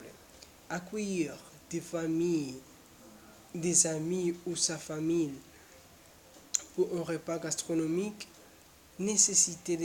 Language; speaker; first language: French; non-native, learner; Spanish